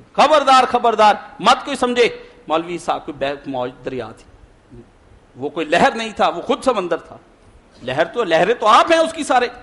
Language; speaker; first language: Urdu; non-native, local second language; Punjabi